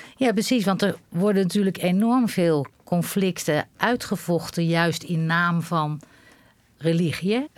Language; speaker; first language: Dutch; native; Dutch